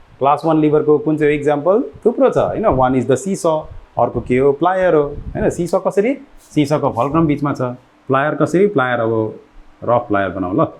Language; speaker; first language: Nepali; native; Nepali